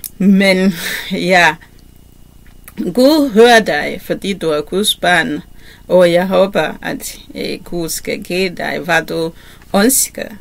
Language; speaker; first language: Danish; non-native, learner; Kinyarwanda